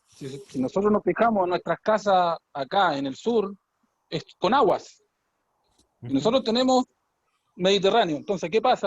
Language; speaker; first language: Spanish; native; Spanish